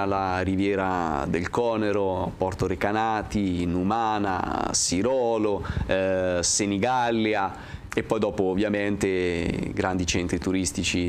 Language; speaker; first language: Italian; native; Italian